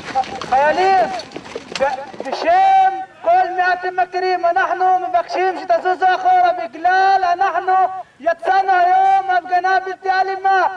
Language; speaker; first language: Hebrew; non-native, learner; Arabic